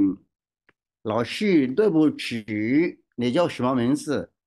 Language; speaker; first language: Chinese; non-native, learner; Swahili